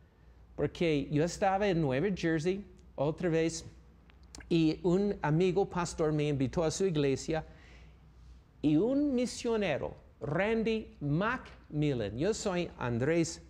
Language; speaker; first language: Spanish; non-native, fluent; English